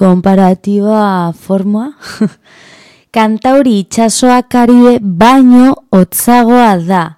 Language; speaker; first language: Basque; non-native, learner; Spanish